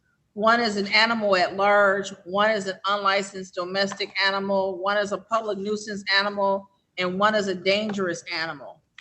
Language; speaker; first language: English; native; English